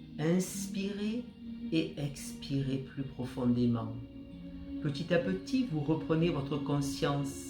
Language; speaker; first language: French; native; French